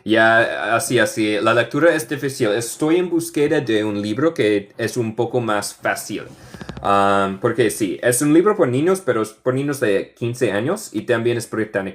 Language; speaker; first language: Spanish; non-native, fluent; English